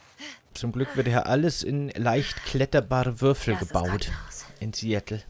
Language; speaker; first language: German; native; German